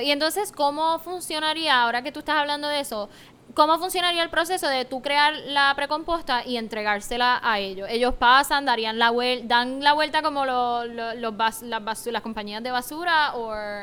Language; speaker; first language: Spanish; native; Spanish